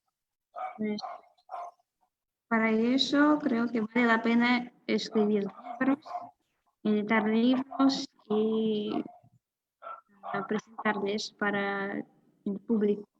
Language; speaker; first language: Spanish; non-native, fluent; Russian